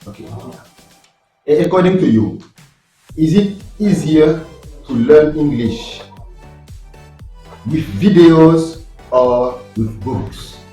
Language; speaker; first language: English; non-native, fluent; French